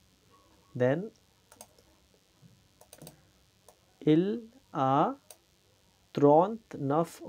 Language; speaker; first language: French; non-native, fluent; Hindi